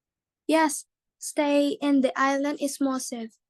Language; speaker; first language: English; non-native, learner; Khmer